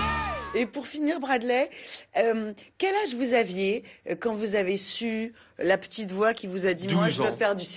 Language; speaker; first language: French; native; French